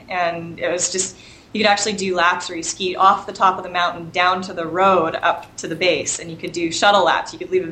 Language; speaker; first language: English; native; English